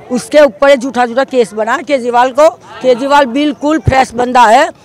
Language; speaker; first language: Hindi; non-native, local second language; Gujarati